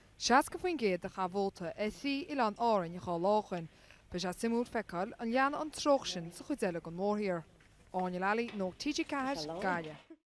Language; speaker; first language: Irish; native; Irish